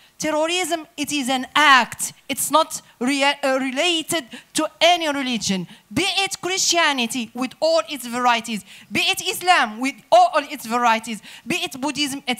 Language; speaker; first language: English; non-native, fluent; Arabic